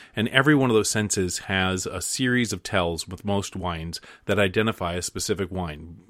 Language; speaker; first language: English; native; English